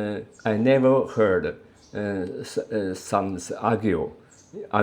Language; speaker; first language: English; non-native, learner; Chinese